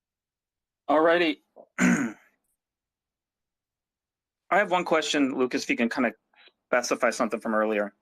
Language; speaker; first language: English; native; English